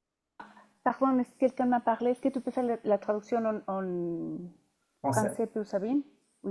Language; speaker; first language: French; non-native, fluent; Spanish